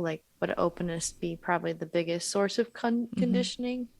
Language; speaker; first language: English; native; English